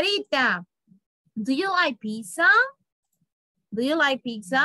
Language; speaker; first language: English; non-native, fluent; Spanish